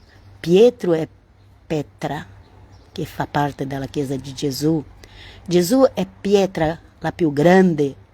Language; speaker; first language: Italian; non-native, learner; Portuguese